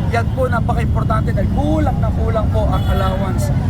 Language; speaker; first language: Filipino; native; Filipino